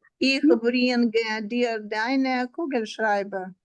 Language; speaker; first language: German; non-native, learner; Ukrainian